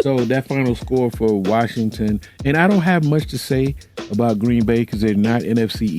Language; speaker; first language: English; native; English